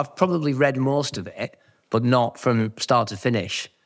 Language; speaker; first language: English; native; English